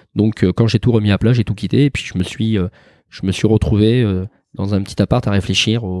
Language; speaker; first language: French; native; French